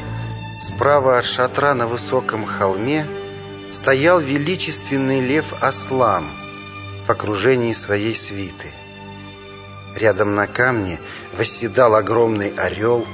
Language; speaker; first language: Russian; native; Russian